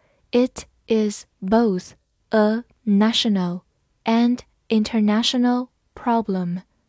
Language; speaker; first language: English; non-native, fluent; Chinese